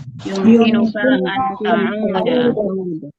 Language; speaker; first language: Arabic; non-native, learner; Indonesian